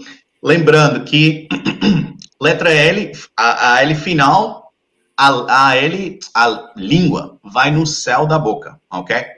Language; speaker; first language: Portuguese; non-native, fluent; English